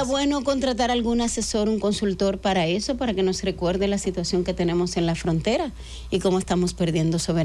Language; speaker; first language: Spanish; native; Spanish